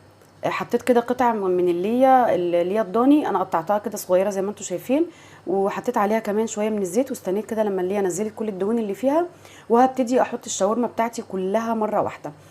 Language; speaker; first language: Arabic; native; Arabic